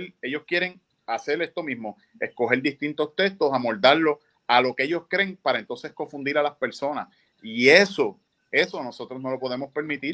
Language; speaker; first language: Spanish; native; Spanish